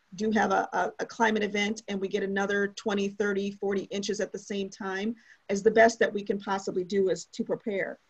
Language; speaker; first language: English; native; English